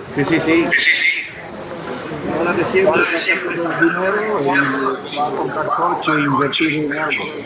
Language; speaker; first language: Spanish; non-native, learner; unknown